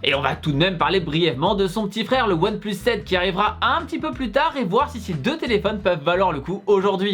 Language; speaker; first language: French; native; French